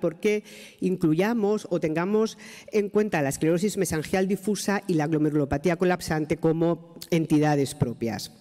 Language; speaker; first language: Spanish; native; Spanish